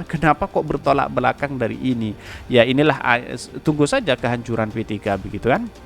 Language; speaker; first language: Indonesian; native; Indonesian